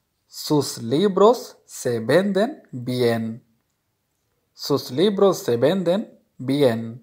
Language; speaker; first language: Spanish; non-native, fluent; Urdu